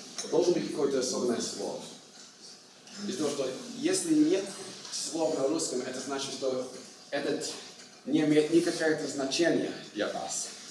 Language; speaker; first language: Russian; non-native, learner; English